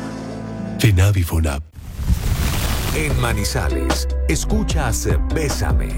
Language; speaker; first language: Spanish; native; Spanish